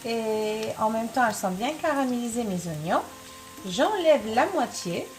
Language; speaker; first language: French; non-native, local second language; Arabic